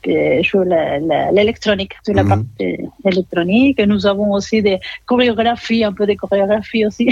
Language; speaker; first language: French; non-native, fluent; Spanish